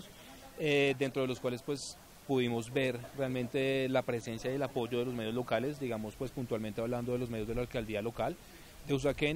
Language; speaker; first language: Spanish; native; Spanish